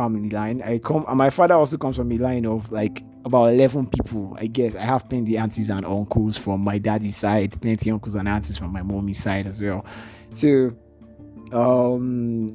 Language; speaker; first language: English; non-native, local second language; Igbo